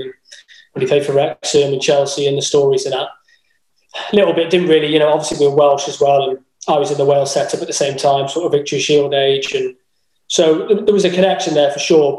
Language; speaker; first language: English; native; English